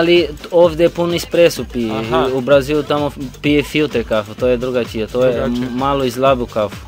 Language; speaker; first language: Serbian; non-native, learner; Portuguese